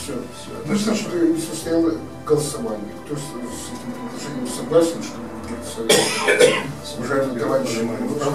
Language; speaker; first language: Russian; native; Russian